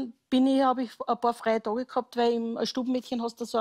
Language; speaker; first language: German; native; German